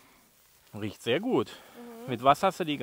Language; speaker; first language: German; native; German